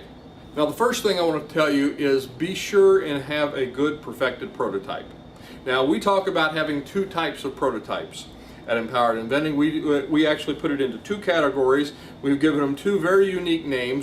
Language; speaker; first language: English; native; English